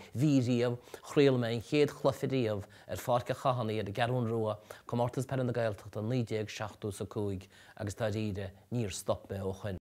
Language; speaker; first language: Irish; native; Irish